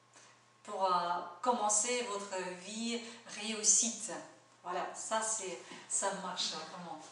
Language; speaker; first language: French; non-native, learner; Russian